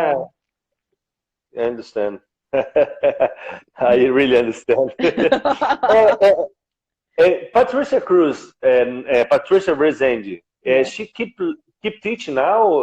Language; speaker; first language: English; non-native, learner; Portuguese